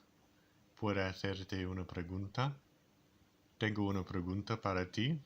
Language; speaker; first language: Spanish; non-native, learner; English